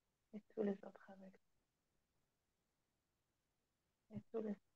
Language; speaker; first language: French; non-native, learner; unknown